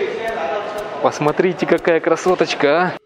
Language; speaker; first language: Russian; native; Russian